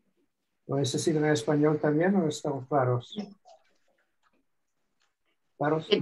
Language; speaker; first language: Spanish; non-native, fluent; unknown